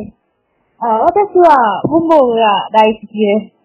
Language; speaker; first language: Japanese; non-native, learner; Malayalam